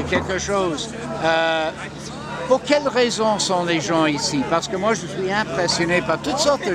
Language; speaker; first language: French; non-native, fluent; English